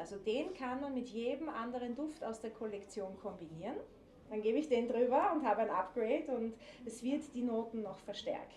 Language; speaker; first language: German; native; German